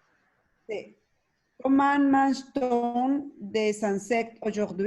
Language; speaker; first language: French; non-native, learner; Spanish